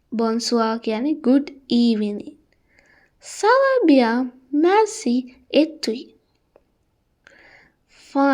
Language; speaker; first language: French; non-native, learner; Sinhala